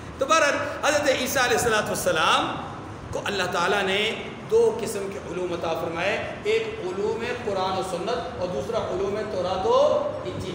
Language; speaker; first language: Urdu; non-native, local second language; Northern Hindko